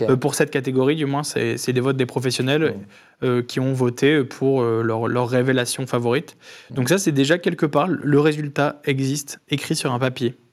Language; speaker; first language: French; native; French